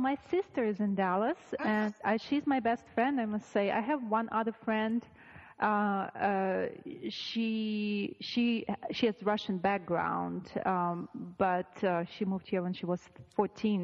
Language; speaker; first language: English; non-native, fluent; Russian